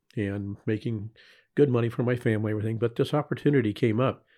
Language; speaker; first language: English; native; English